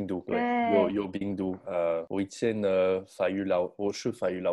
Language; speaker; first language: Chinese; non-native, learner; French